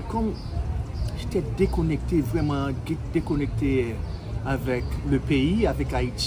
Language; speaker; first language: French; non-native, local second language; Haitian Creole